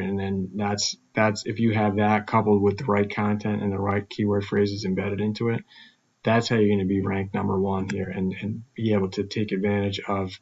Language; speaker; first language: English; native; English